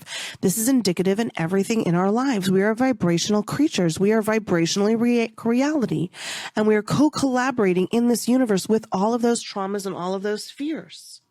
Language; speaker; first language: English; native; English